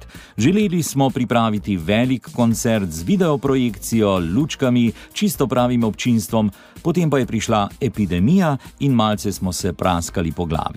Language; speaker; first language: Slovenian; native; Slovenian